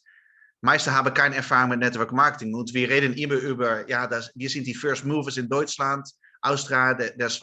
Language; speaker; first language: German; non-native, learner; Dutch